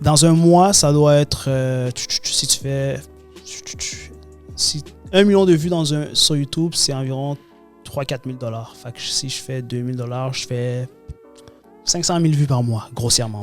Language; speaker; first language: French; native; French